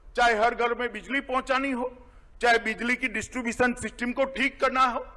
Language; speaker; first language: Hindi; non-native, local second language; Gujarati